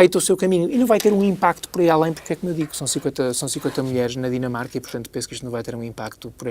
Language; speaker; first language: Portuguese; native; Portuguese